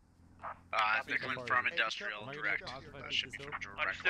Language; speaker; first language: English; native; English